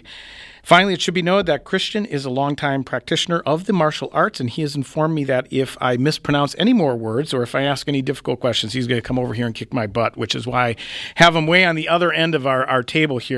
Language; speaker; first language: English; native; English